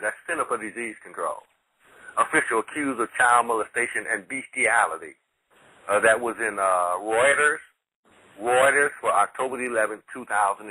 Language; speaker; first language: English; native; English